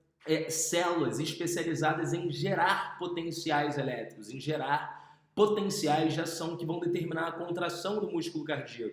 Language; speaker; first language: Portuguese; native; Portuguese